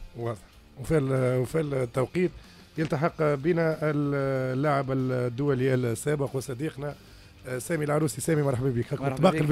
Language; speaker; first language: Arabic; native; Arabic